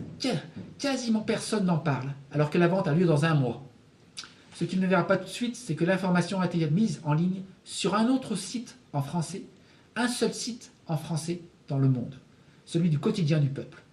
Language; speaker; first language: French; native; French